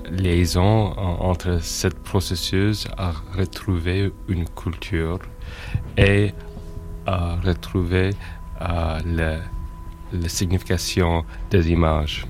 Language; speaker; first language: French; non-native, fluent; English